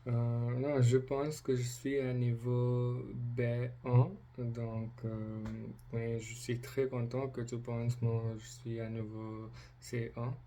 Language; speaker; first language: French; non-native, learner; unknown